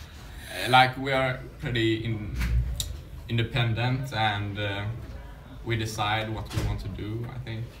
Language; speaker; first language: English; non-native, fluent; Swedish